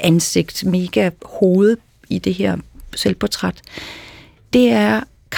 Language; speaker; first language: Danish; native; Danish